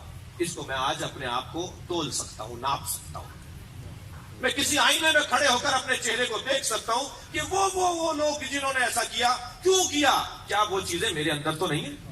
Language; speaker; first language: Urdu; native; Urdu